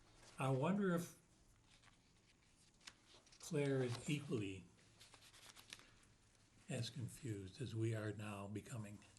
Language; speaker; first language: English; native; English